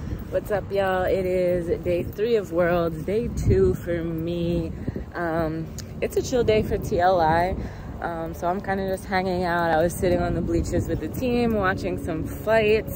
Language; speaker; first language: English; native; English